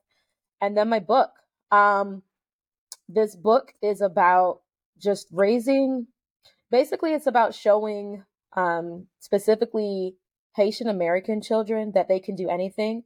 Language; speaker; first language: English; native; English